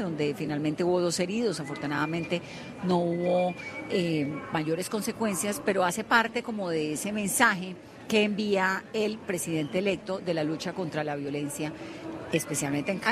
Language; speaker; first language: Spanish; native; Spanish